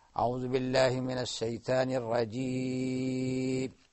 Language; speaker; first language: Arabic; non-native, fluent; Urdu